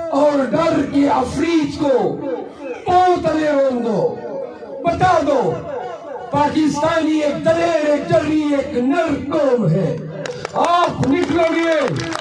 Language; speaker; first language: Urdu; non-native, local second language; Pashto